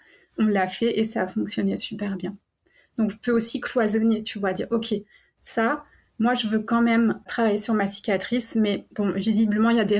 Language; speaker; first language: French; native; French